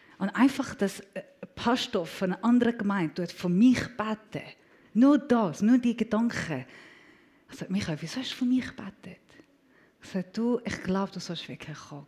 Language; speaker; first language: German; non-native, fluent; Persian